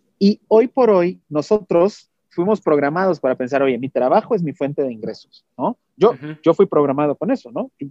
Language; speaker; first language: Spanish; non-native, fluent; Portuguese